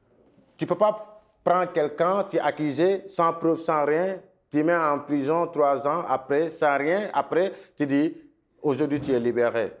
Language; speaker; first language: French; non-native, learner; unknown